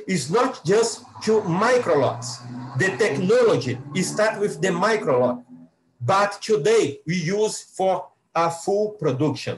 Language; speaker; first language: English; non-native, learner; Portuguese